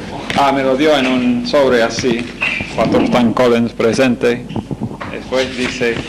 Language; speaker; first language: Spanish; non-native, fluent; English